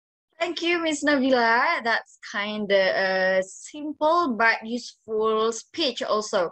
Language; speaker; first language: English; non-native, fluent; Indonesian